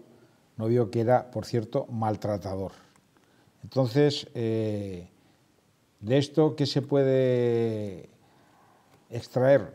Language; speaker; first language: Spanish; native; Spanish